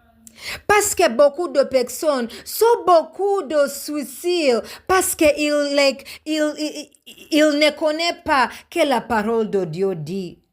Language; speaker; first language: French; non-native, learner; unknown